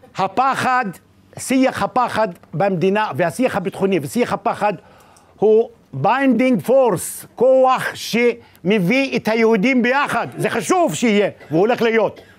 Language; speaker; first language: Hebrew; non-native, local second language; Arabic